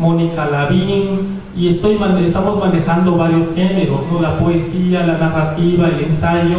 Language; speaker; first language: Spanish; non-native, local second language; Zapotec